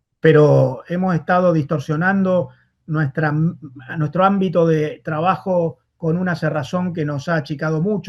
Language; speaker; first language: Spanish; native; Spanish